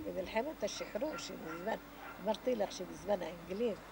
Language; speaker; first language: Hebrew; non-native, fluent; Arabic